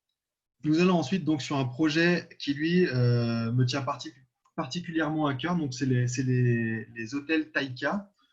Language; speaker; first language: French; native; French